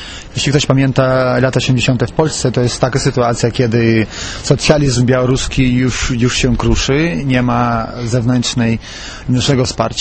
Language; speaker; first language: Polish; non-native, fluent; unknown